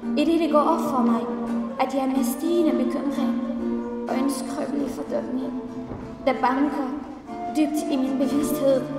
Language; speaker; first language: Danish; non-native, fluent; Central Kurdish